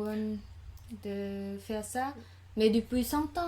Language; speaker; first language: French; non-native, learner; Khmer